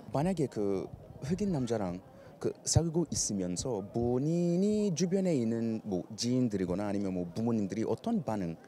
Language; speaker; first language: Korean; non-native, fluent; English